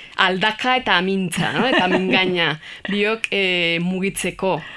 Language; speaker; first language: Basque; non-native, learner; Spanish